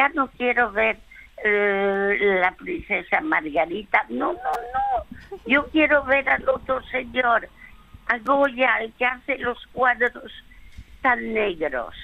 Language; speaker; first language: Spanish; early bilingual, other home language; French